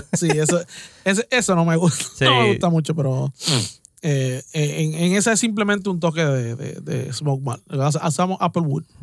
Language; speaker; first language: Spanish; native; Spanish